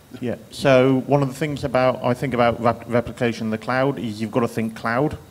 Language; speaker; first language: English; native; English